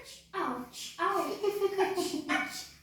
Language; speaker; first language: English; non-native, learner; Vietnamese